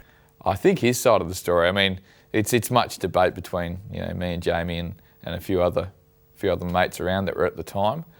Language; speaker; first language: English; native; English